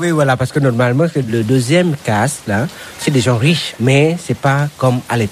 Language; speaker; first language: French; non-native, learner; Indonesian